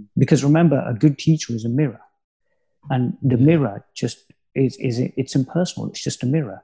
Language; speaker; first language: English; native; English